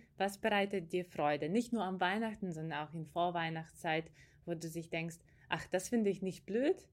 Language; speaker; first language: German; non-native, fluent; Ukrainian